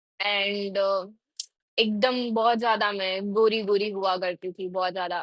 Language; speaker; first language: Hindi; non-native, local second language; Gujarati